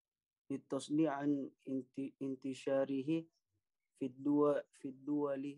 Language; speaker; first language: Arabic; non-native, learner; Indonesian